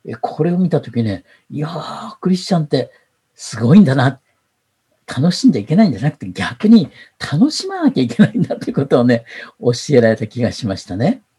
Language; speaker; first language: Japanese; native; Japanese